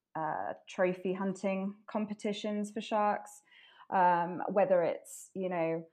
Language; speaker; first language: English; native; English